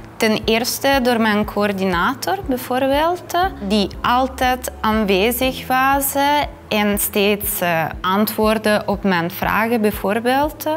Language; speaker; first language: Dutch; non-native, fluent; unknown